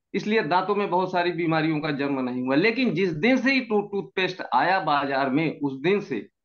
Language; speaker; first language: Hindi; native; Hindi